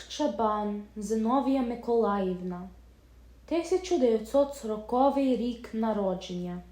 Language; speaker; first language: Ukrainian; early bilingual, heritage; Ukrainian